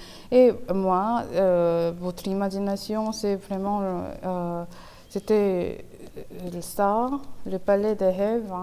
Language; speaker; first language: French; non-native, fluent; Korean